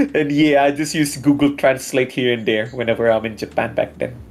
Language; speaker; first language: English; early bilingual, other home language; Indonesian